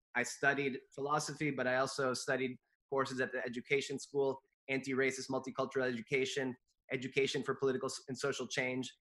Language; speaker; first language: English; native; English